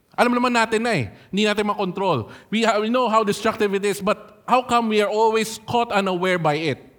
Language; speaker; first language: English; non-native, local second language; Filipino